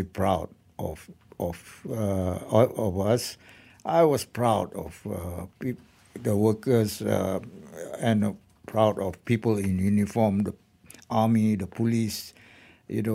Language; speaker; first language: English; non-native, local second language; Malay